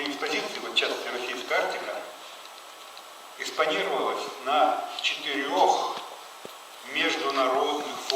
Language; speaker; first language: Russian; native; Russian